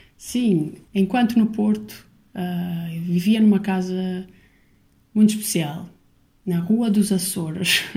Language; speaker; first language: Portuguese; non-native, fluent; Albanian